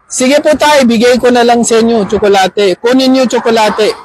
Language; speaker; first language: Filipino; non-native, learner; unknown